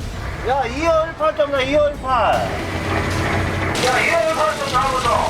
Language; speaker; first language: Korean; native; Korean